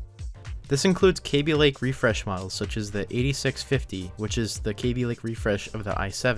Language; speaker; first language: English; native; English